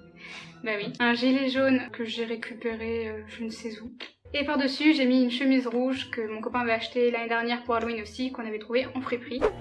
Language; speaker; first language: French; native; French